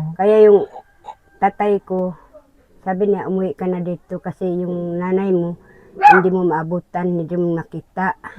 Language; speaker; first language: Filipino; non-native, local second language; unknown